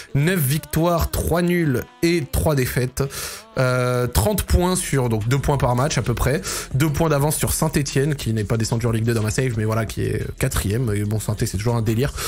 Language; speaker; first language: French; native; French